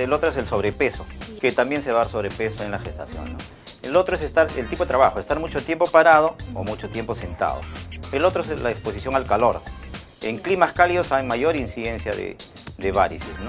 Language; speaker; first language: Spanish; native; Spanish